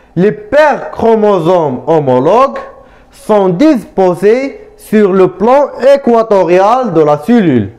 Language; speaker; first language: French; non-native, local second language; Arabic